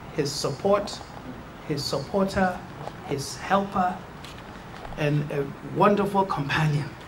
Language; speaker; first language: English; non-native, local second language; Akan